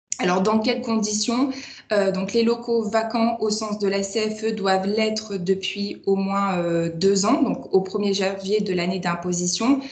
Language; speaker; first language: French; native; French